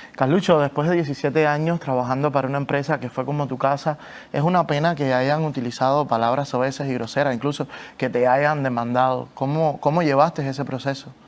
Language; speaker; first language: Spanish; native; Spanish